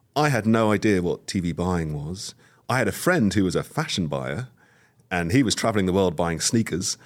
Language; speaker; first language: English; native; English